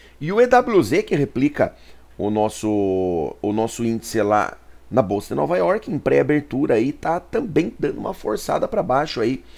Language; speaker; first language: Portuguese; native; Portuguese